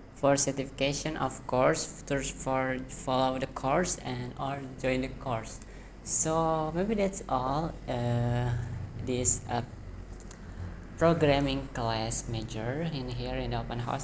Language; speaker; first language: English; non-native, learner; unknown